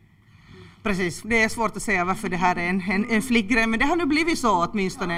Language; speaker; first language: Swedish; native; Swedish